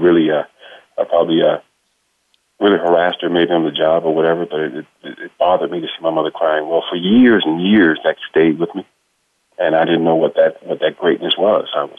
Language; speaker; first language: English; native; English